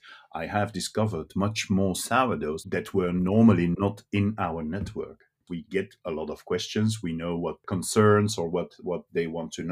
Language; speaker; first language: English; non-native, fluent; Dutch